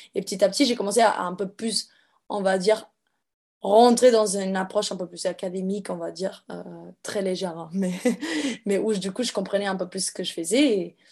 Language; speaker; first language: French; non-native, fluent; Portuguese